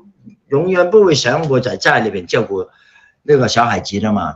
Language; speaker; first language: Chinese; non-native, local second language; Cantonese